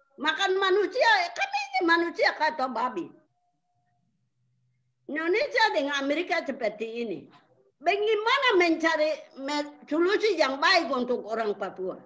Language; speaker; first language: Indonesian; non-native, local second language; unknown